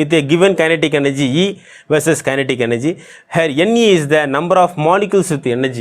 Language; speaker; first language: English; non-native, local second language; Tamil